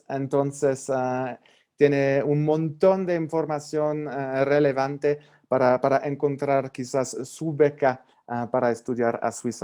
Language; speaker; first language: Spanish; non-native, fluent; French